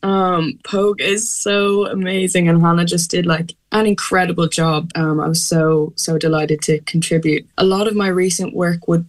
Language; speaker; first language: English; native; English